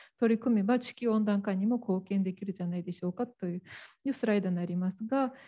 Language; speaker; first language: Japanese; non-native, fluent; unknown